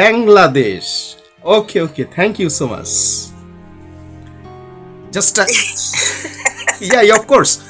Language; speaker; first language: English; non-native, learner; Bangla